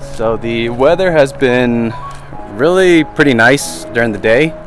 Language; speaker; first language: English; early bilingual, other home language; Vietnamese